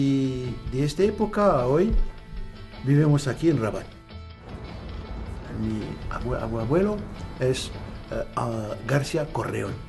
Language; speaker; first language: Spanish; non-native, fluent; Arabic